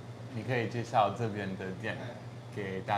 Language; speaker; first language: Chinese; non-native, fluent; English